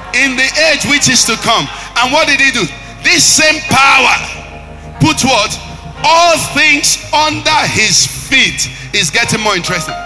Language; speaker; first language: English; non-native, local second language; Igbo